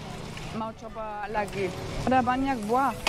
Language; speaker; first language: Indonesian; non-native, learner; German